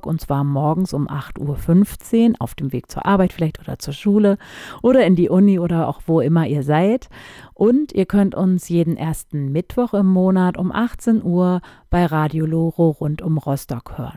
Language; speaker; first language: German; native; German